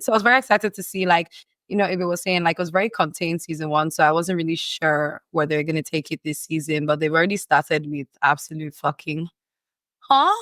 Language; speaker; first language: English; native; English